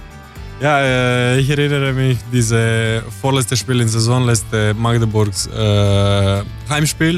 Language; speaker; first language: German; non-native, fluent; Croatian